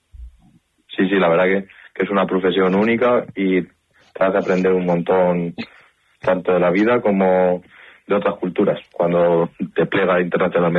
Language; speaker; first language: Spanish; native; Spanish